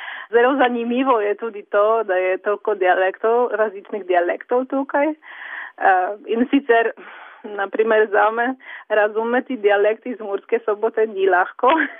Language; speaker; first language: Slovenian; non-native, fluent; Polish